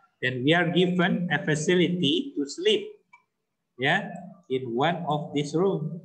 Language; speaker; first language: English; non-native, fluent; Indonesian